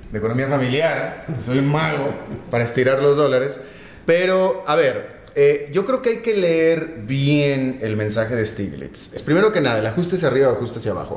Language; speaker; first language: Spanish; native; Spanish